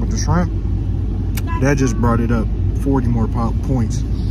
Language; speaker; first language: English; native; English